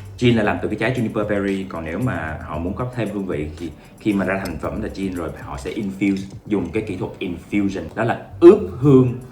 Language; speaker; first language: Vietnamese; non-native, fluent; English